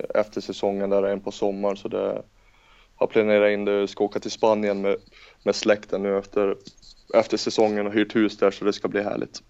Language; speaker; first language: Swedish; native; Swedish